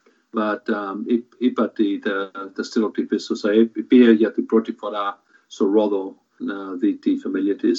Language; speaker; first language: Greek; early bilingual, heritage; Greek